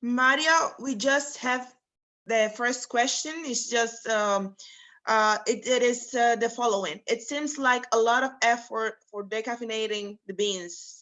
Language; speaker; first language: English; non-native, fluent; Romanian